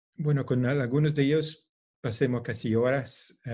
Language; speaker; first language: Spanish; non-native, fluent; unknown